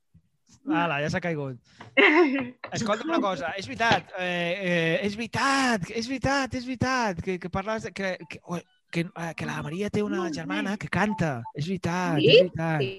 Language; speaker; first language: Catalan; native; Catalan